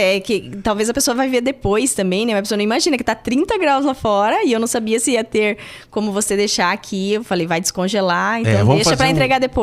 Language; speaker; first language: Portuguese; native; Portuguese